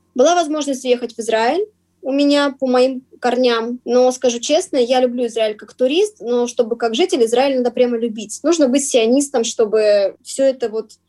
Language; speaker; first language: Russian; native; Russian